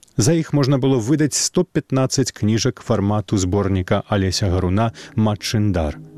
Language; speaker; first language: Belarusian; native; Belarusian